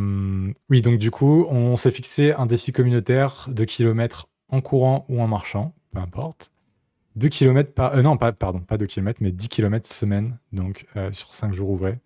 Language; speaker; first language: French; native; French